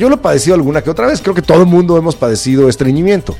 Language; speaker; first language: Spanish; native; Spanish